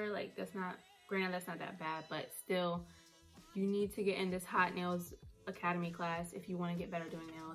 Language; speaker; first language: English; native; English